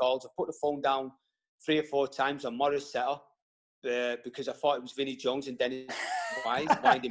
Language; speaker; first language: English; native; English